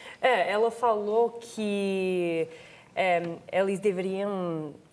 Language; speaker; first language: Portuguese; non-native, fluent; English